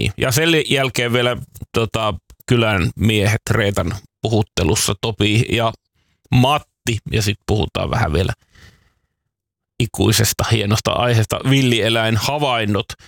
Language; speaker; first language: Finnish; native; Finnish